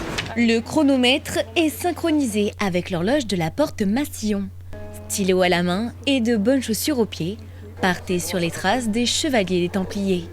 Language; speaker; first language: French; native; French